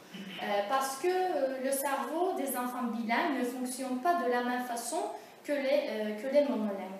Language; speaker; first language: French; non-native, fluent; Turkish